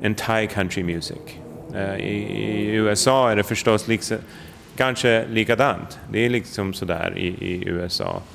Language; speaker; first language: Swedish; early bilingual, heritage; Swedish